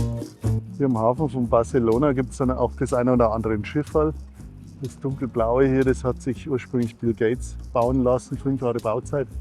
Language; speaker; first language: German; native; German